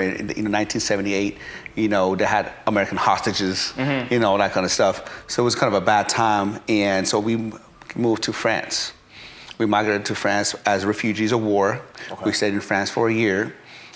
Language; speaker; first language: English; early bilingual, other home language; Persian